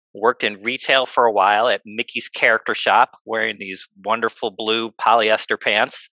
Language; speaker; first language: English; native; English